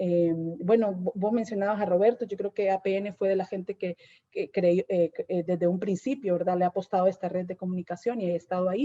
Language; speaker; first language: Spanish; native; Spanish